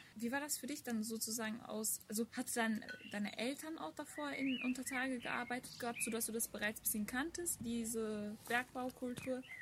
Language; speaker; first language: German; early bilingual, other home language; Turkish